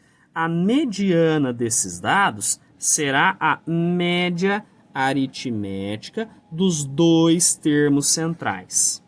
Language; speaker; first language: Portuguese; native; Portuguese